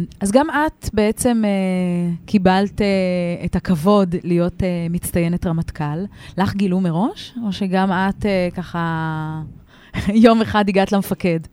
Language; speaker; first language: Hebrew; native; Hebrew